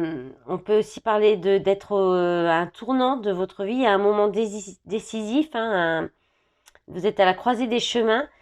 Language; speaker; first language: French; native; French